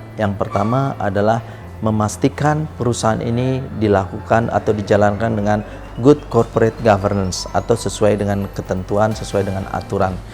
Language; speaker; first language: Indonesian; native; Indonesian